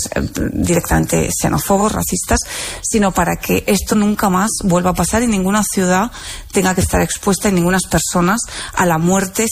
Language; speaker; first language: Spanish; native; Spanish